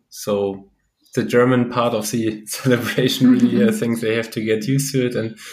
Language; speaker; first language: English; non-native, fluent; German